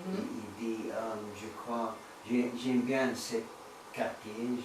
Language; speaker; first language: French; non-native, learner; English